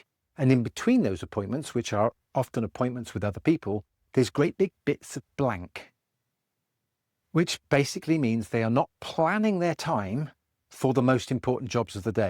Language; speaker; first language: English; native; English